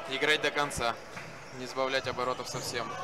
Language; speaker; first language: Russian; native; Russian